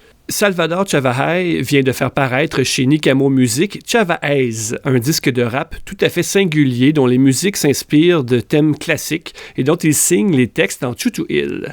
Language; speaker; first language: French; native; French